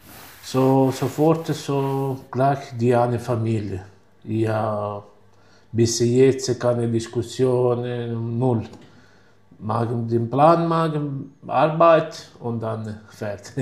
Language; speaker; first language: German; non-native, learner; Italian